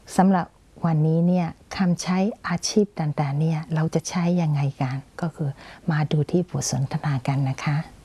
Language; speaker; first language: Thai; non-native, fluent; Burmese